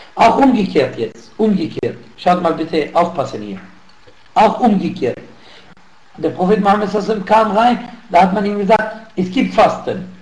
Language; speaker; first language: German; non-native, fluent; Arabic